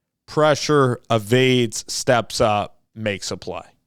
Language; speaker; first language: English; native; English